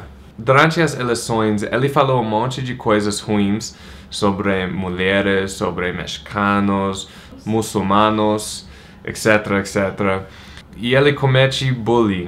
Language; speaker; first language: Portuguese; non-native, fluent; English